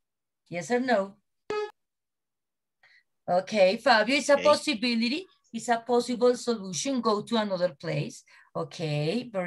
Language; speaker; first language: English; non-native, learner; Spanish